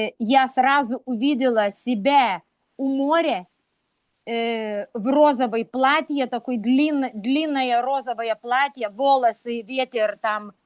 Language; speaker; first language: Russian; non-native, local second language; Lithuanian